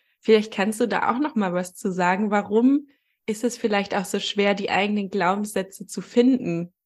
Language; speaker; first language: German; native; German